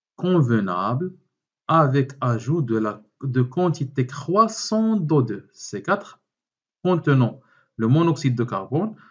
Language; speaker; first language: French; non-native, local second language; Arabic